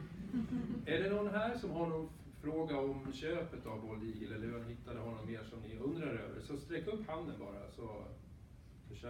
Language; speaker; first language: Swedish; native; Swedish